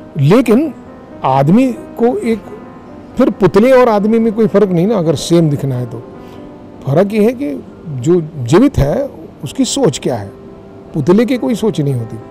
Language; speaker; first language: Hindi; non-native, local second language; Marathi